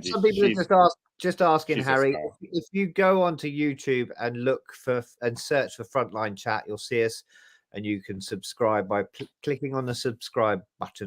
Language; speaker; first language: English; native; English